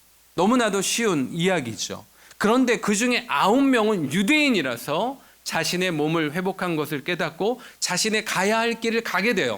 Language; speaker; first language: Korean; native; Korean